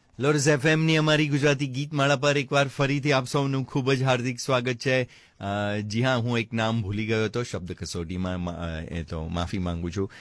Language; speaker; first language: Gujarati; early bilingual, heritage; Gujarati